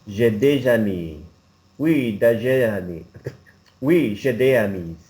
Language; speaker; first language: French; non-native, learner; English